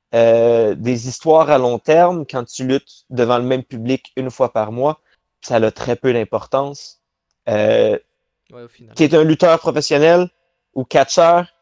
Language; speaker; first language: French; native; French